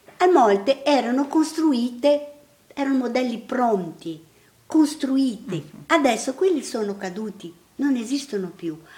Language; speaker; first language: Italian; non-native, fluent; Portuguese